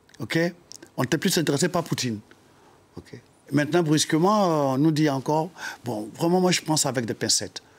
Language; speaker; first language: French; non-native, local second language; Dyula